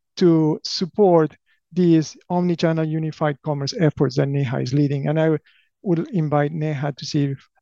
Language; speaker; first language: English; non-native, fluent; Spanish